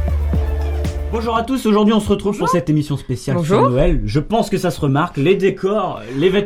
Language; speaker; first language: French; native; French